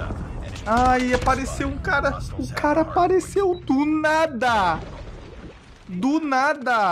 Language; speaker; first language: Portuguese; native; Portuguese